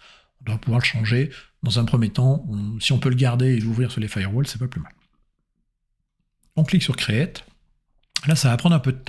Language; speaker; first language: French; native; French